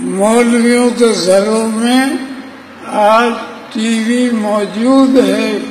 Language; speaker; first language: Urdu; native; Urdu